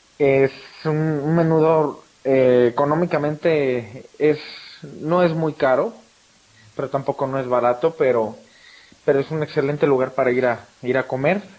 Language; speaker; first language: Spanish; native; Spanish